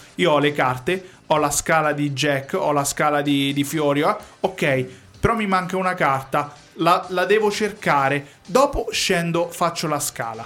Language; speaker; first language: Italian; native; Italian